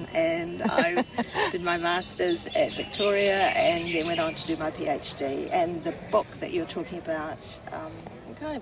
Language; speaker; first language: English; native; English